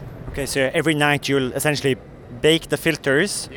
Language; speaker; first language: English; non-native, fluent; Norwegian